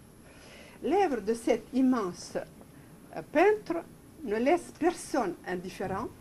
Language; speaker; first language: French; non-native, fluent; Serbian